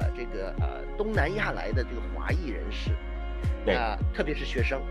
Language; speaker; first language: Chinese; native; Chinese